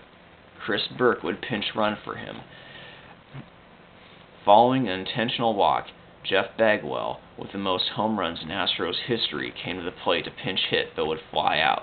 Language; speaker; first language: English; native; English